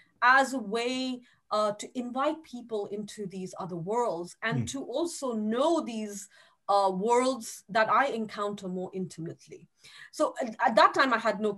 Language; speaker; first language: English; non-native, local second language; Tamil